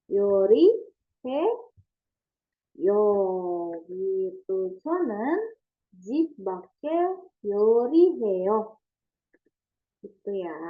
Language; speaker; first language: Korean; non-native, fluent; Indonesian